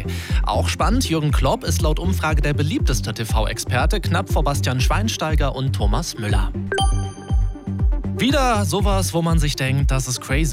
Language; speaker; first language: German; native; German